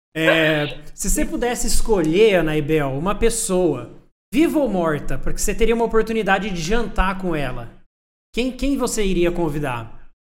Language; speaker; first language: Portuguese; native; Portuguese